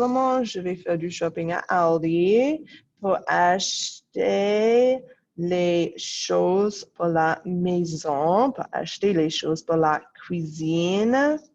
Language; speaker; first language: French; non-native, fluent; English